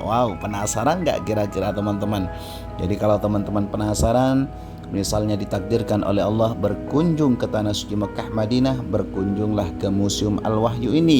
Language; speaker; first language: Indonesian; native; Indonesian